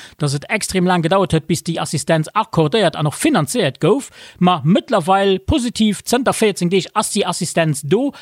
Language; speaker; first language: Luxembourgish; native; Luxembourgish